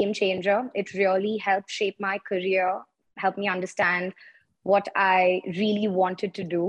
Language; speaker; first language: English; non-native, local second language; Tamil